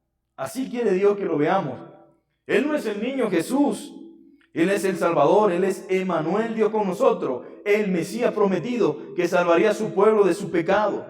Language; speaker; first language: Spanish; native; Spanish